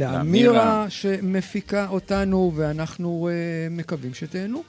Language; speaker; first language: Hebrew; native; Hebrew